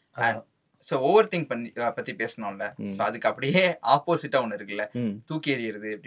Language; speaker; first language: Tamil; native; Tamil